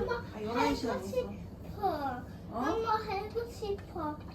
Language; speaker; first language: Korean; early bilingual, heritage; Korean